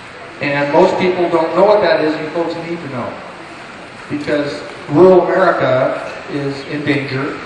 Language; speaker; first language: English; native; English